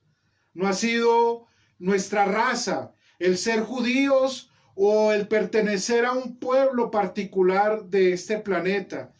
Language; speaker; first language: Spanish; native; Spanish